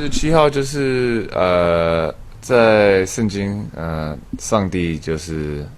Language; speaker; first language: Chinese; early bilingual, heritage; English